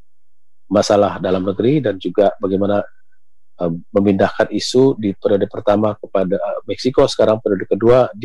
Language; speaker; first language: Indonesian; native; Indonesian